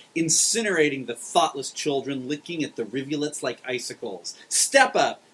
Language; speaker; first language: English; native; English